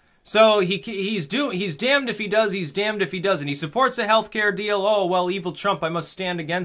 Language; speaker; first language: English; native; English